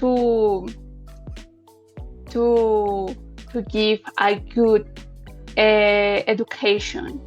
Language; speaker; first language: English; non-native, learner; Spanish